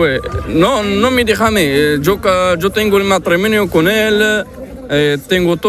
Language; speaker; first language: Spanish; non-native, learner; Arabic